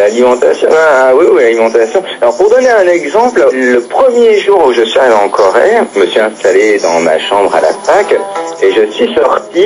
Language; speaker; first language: French; native; French